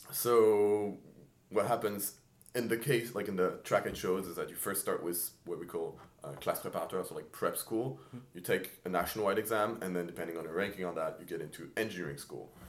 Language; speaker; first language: English; early bilingual, other home language; French